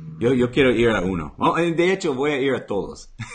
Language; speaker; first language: Spanish; non-native, learner; English